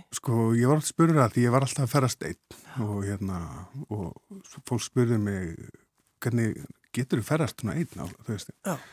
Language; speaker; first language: Icelandic; native; Icelandic